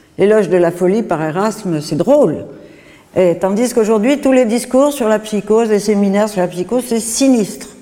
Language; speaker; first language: French; native; French